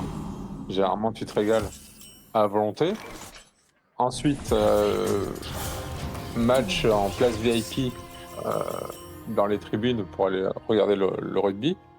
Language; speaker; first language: French; native; French